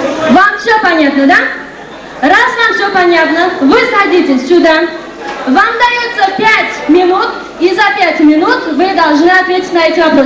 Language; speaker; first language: Russian; non-native, local second language; Uzbek